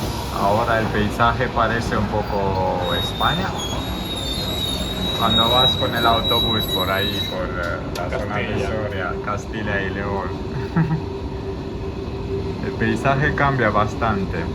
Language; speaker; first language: Spanish; non-native, fluent; Romanian